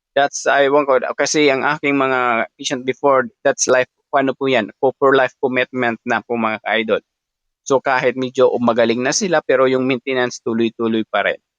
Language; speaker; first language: Filipino; non-native, local second language; Cebuano